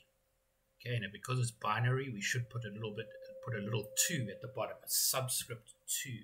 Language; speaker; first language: English; native; English